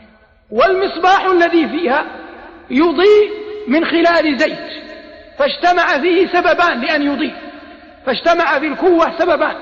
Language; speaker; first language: Arabic; native; Arabic